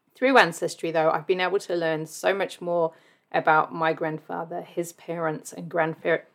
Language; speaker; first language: English; native; English